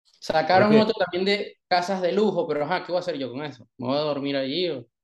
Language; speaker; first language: Spanish; native; Spanish